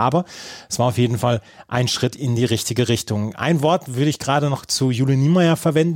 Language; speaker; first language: German; native; German